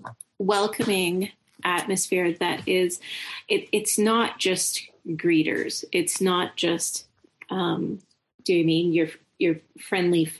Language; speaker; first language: English; native; English